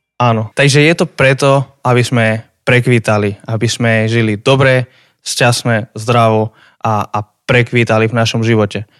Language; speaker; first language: Slovak; native; Slovak